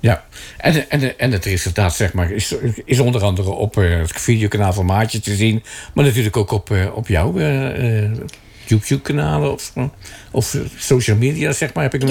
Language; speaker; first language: Dutch; native; Dutch